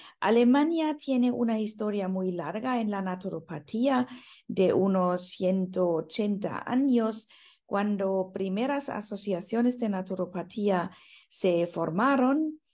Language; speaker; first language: Spanish; non-native, fluent; German